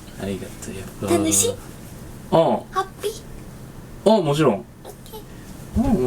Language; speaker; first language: Japanese; native; Japanese